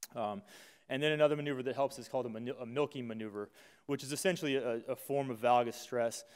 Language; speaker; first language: English; native; English